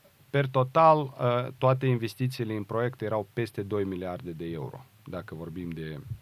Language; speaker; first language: Romanian; non-native, local second language; Russian